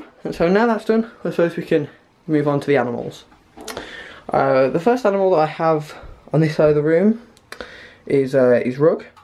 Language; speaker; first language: English; native; English